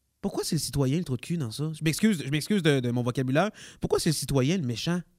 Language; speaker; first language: French; native; French